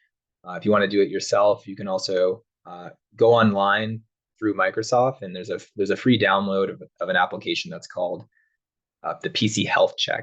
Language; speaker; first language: English; native; English